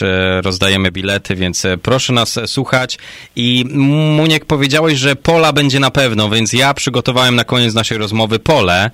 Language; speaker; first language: Polish; native; Polish